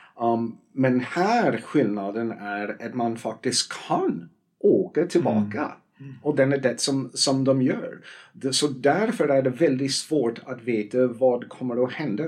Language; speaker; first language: Swedish; non-native, fluent; English